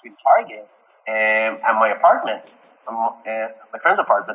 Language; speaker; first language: English; non-native, fluent; Persian